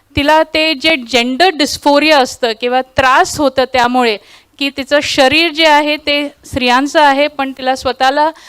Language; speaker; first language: Marathi; non-native, local second language; Tulu